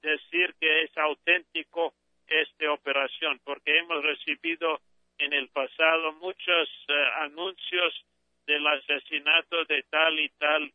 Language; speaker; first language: Spanish; non-native, fluent; English